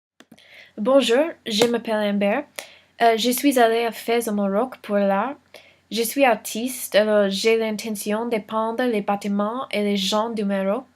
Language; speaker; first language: French; non-native, learner; English